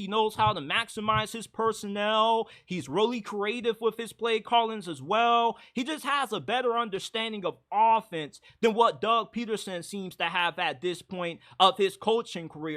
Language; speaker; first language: English; native; English